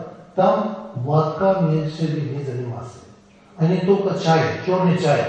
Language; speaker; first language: Russian; non-native, learner; Tibetan